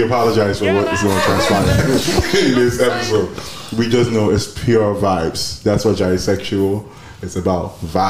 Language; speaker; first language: English; non-native, local second language; Yoruba